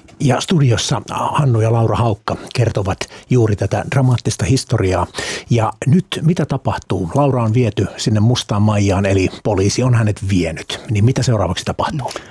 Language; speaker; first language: Finnish; native; Finnish